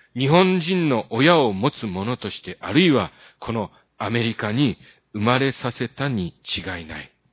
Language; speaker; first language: Japanese; early bilingual, other home language; Korean